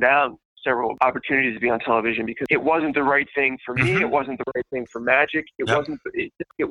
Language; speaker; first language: English; native; English